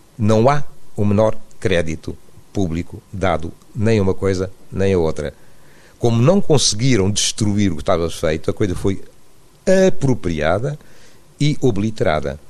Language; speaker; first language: Portuguese; native; Portuguese